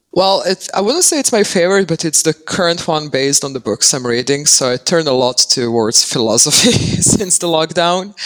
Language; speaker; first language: English; non-native, fluent; Serbian